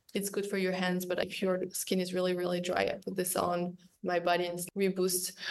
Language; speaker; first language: English; non-native, fluent; French